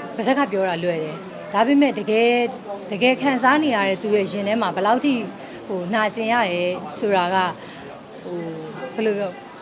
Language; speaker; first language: Burmese; native; Burmese